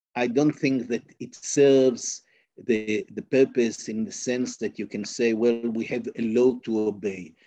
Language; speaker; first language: English; non-native, fluent; Hebrew